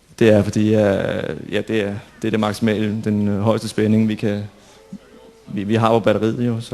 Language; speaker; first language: Danish; native; Danish